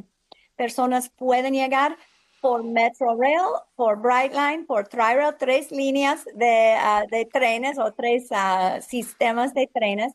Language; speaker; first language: Spanish; non-native, fluent; English